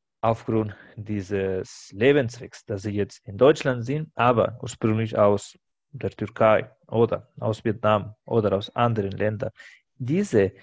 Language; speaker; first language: German; non-native, fluent; Spanish